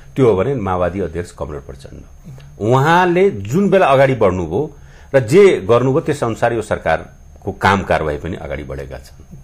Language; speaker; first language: Nepali; non-native, local second language; Bhojpuri